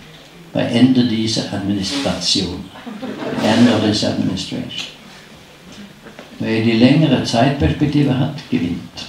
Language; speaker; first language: German; non-native, fluent; Norwegian